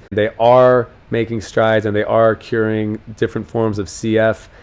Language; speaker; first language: English; native; English